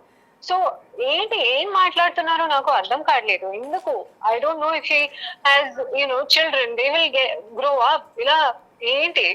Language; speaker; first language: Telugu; non-native, local second language; Hindi